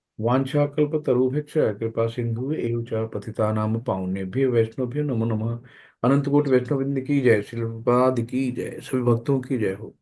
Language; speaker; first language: Hindi; native; Hindi